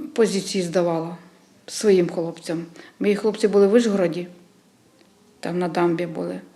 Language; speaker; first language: Ukrainian; native; Ukrainian